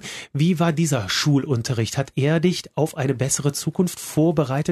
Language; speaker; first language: German; native; German